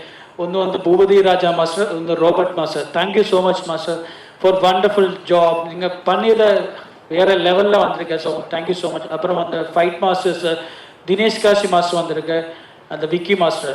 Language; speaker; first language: Tamil; non-native, learner; Malayalam